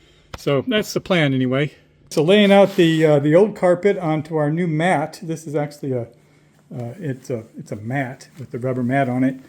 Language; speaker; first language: English; native; English